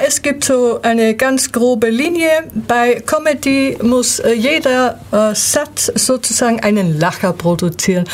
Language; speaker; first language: German; native; German